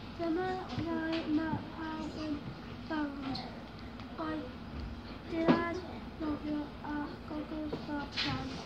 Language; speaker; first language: Welsh; non-native, local second language; English